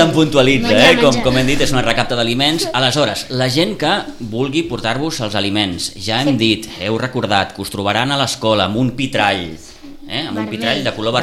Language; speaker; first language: Catalan; native; Catalan